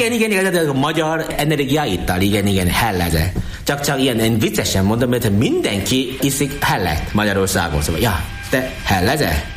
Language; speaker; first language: Hungarian; non-native, learner; Korean